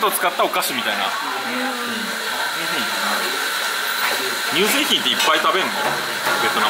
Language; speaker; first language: Japanese; native; Japanese